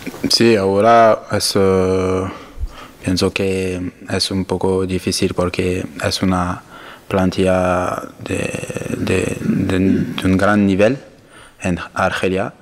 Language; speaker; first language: Spanish; non-native, learner; French